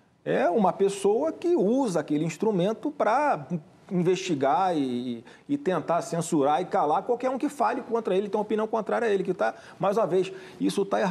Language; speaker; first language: Portuguese; native; Portuguese